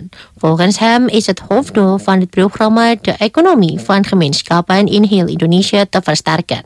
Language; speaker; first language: Dutch; non-native, fluent; Indonesian